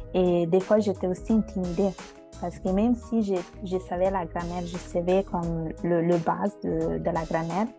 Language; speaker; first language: French; non-native, fluent; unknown